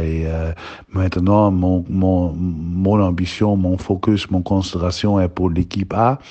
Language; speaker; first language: French; non-native, learner; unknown